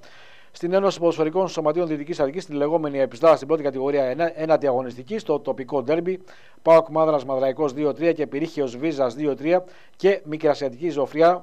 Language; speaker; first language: Greek; native; Greek